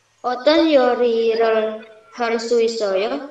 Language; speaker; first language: Korean; non-native, learner; Indonesian